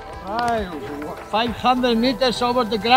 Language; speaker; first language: English; non-native, learner; Spanish